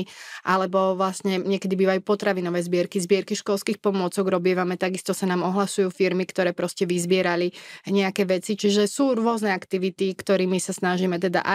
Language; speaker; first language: Slovak; native; Slovak